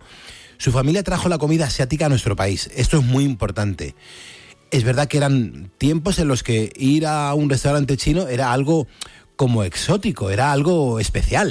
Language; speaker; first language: Spanish; native; Spanish